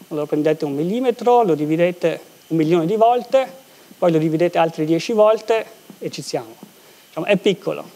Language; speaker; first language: Italian; non-native, local second language; German